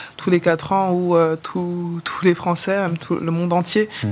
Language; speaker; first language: French; native; French